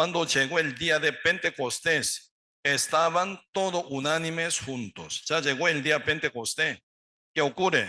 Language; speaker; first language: Spanish; non-native, learner; Korean